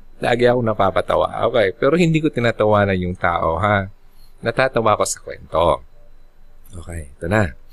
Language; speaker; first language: Filipino; non-native, local second language; Bikol